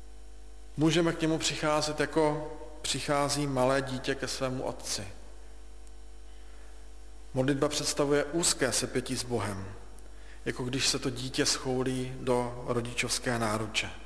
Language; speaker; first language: Czech; native; Czech